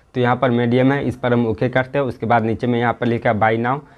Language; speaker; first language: Hindi; native; Hindi